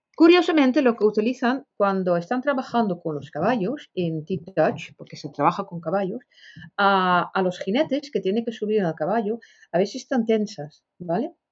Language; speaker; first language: Spanish; non-native, fluent; Dutch